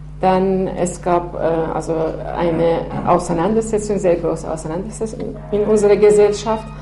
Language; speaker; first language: German; non-native, fluent; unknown